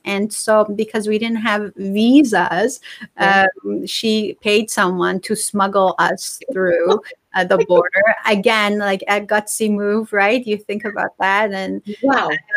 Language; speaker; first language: English; non-native, fluent; Persian